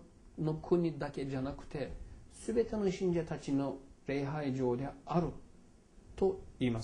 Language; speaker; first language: Japanese; non-native, fluent; Turkish